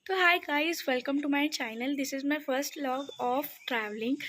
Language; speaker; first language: English; non-native, local second language; Marathi